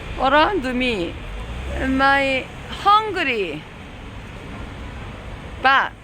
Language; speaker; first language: English; non-native, learner; Korean